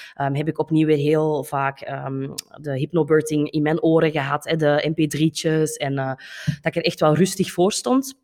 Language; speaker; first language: Dutch; native; Dutch